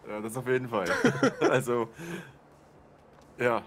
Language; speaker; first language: German; native; German